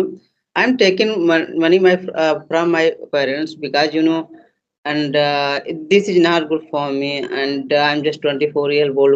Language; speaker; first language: English; non-native, learner; Hindi